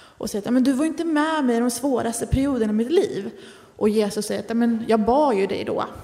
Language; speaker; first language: Swedish; native; Swedish